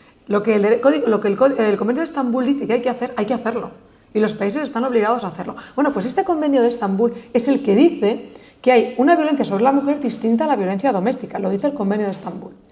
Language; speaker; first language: Spanish; native; Spanish